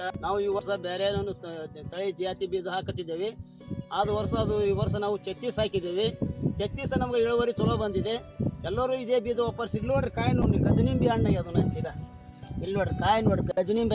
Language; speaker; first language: Kannada; native; Kannada